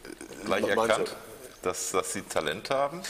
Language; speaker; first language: German; native; German